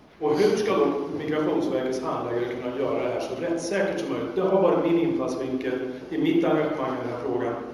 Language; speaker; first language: Swedish; native; Swedish